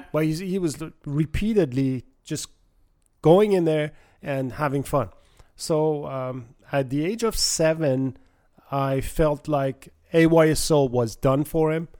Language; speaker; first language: English; non-native, fluent; Persian